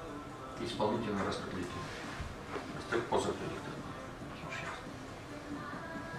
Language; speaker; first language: Russian; non-native, local second language; Romanian